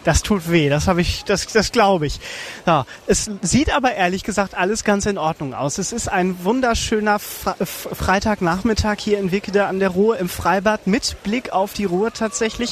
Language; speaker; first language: German; native; German